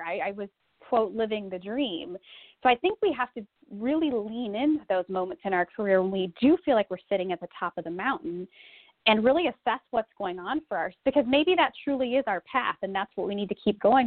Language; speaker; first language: English; native; English